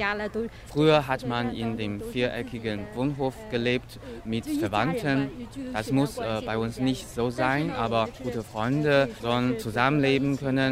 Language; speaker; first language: German; non-native, fluent; Chinese